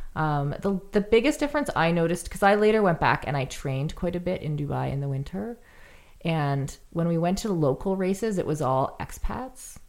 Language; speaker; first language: English; native; English